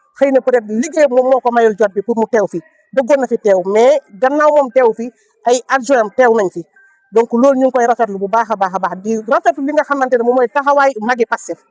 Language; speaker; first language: Wolof; non-native, local second language; Jola-Fonyi